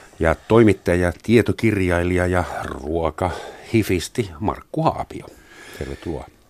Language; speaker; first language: Finnish; non-native, fluent; German